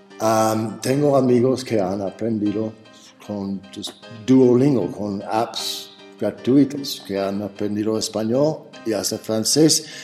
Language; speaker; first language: Spanish; non-native, fluent; English